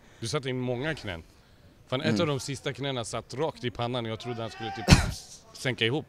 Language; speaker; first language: Swedish; native; Swedish